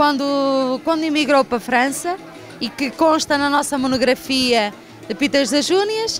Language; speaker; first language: Portuguese; native; Portuguese